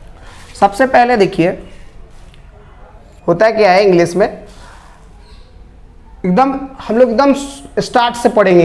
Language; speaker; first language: Hindi; native; Hindi